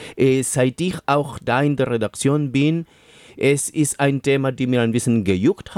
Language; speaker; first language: German; non-native, fluent; Spanish